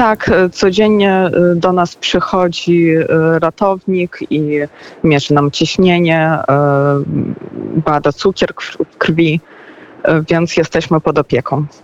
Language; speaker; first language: Polish; non-native, fluent; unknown